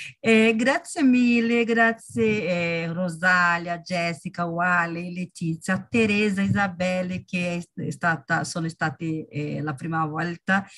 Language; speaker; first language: Italian; non-native, learner; Portuguese